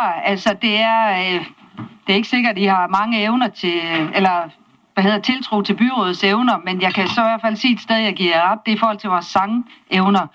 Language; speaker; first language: Danish; native; Danish